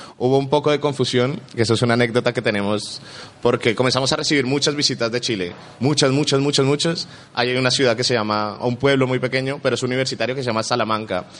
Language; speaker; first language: Spanish; native; Spanish